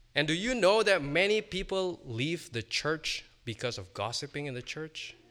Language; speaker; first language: English; non-native, fluent; Indonesian